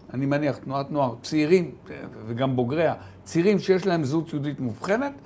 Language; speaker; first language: Hebrew; native; Hebrew